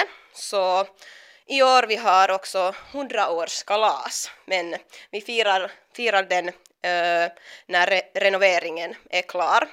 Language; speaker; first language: Swedish; non-native, local second language; Finnish